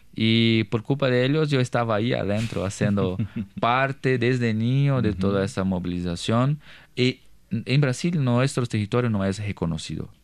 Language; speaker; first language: Spanish; non-native, learner; Portuguese